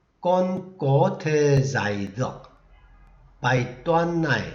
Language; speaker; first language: Vietnamese; non-native, fluent; Korean